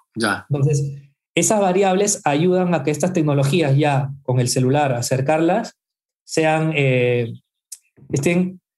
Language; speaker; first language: Spanish; native; Spanish